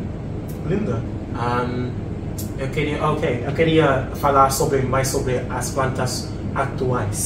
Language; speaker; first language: Portuguese; non-native, learner; English